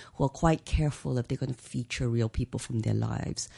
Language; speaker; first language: English; native; English